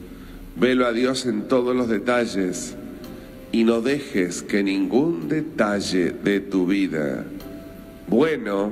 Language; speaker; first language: Spanish; native; Spanish